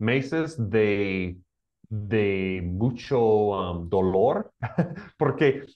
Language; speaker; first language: Spanish; non-native, learner; English